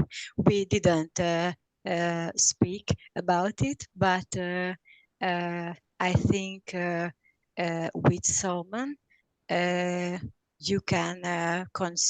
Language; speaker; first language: English; non-native, learner; Hungarian